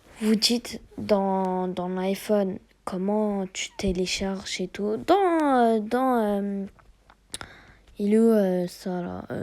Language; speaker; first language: French; early bilingual, other home language; Turkish